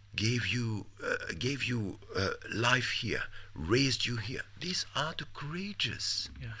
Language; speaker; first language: English; non-native, fluent; French